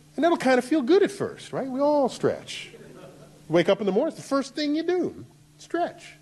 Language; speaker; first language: English; native; English